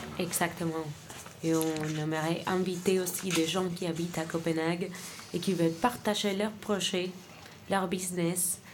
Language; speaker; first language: French; non-native, fluent; Spanish